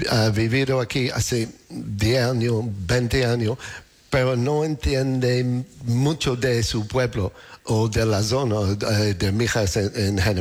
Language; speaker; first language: Spanish; non-native, learner; English